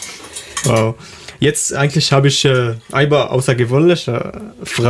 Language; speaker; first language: German; non-native, learner; Arabic